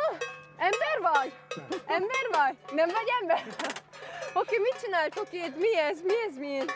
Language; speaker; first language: Hungarian; non-native, learner; Korean